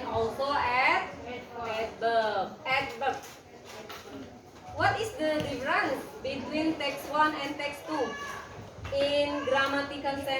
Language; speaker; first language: English; non-native, learner; Indonesian